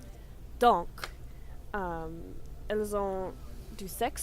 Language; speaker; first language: French; non-native, learner; English